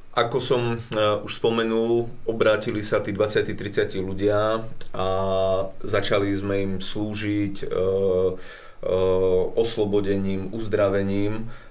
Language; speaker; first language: Slovak; native; Slovak